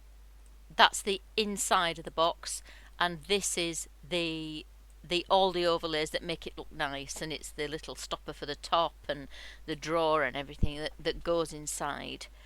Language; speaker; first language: English; native; English